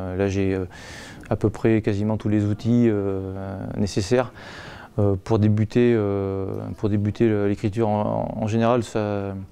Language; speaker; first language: French; native; French